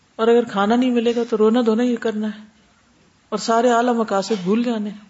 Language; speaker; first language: Urdu; native; Urdu